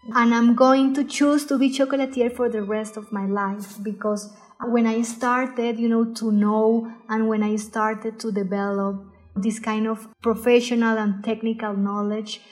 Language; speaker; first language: English; non-native, fluent; Spanish